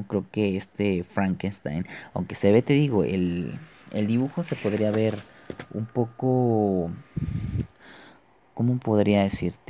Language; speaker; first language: Spanish; native; Spanish